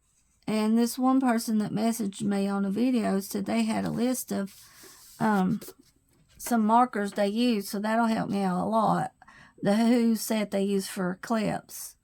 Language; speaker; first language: English; native; English